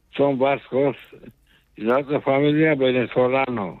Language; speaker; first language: Spanish; non-native, local second language; Basque